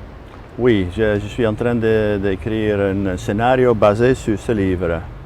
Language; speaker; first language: French; non-native, fluent; Dutch